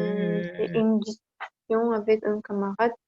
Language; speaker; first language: French; non-native, learner; Kazakh